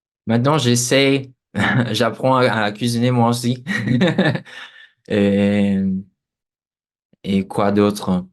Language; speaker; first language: French; non-native, fluent; Portuguese